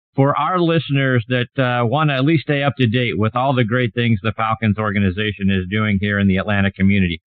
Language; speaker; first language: English; native; English